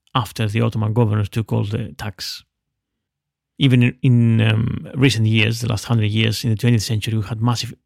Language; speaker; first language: English; non-native, fluent; Greek